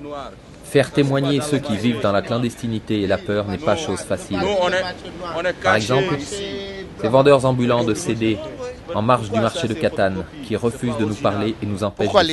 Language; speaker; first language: French; native; French